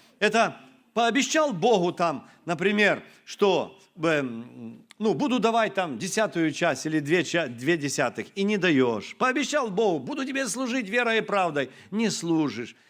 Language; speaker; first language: Russian; non-native, local second language; Ukrainian